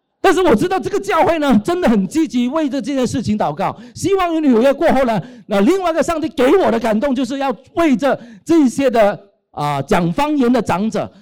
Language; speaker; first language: Chinese; native; Chinese